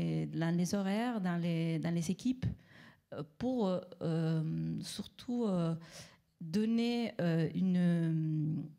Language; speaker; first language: French; non-native, fluent; Spanish